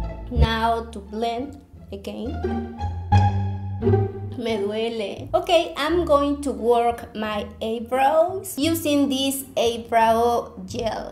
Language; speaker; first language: English; non-native, learner; Spanish